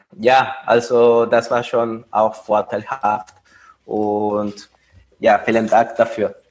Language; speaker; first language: German; non-native, fluent; Spanish